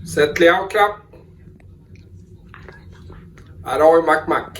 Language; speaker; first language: Thai; non-native, learner; Swedish